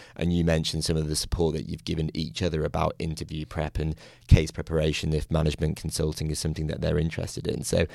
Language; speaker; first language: English; native; English